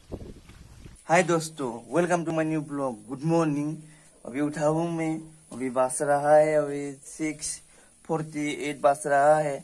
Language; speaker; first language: Hindi; non-native, local second language; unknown